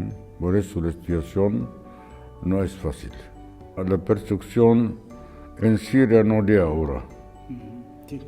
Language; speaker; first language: Spanish; non-native, fluent; Arabic